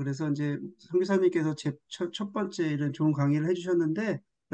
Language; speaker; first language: Korean; native; Korean